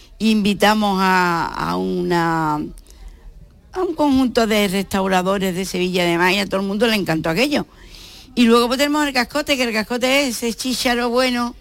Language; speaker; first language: Spanish; native; Spanish